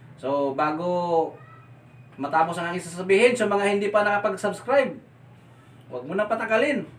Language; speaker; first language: Filipino; non-native, local second language; Cebuano